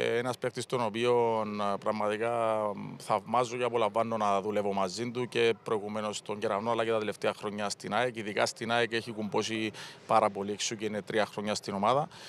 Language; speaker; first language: Greek; native; Greek